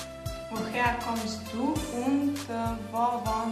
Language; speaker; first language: German; non-native, learner; Macedonian